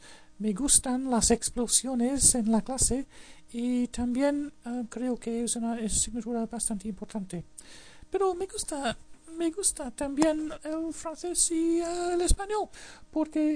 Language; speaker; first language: Spanish; non-native, fluent; English